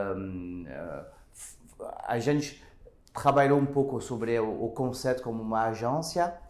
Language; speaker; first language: Portuguese; non-native, fluent; French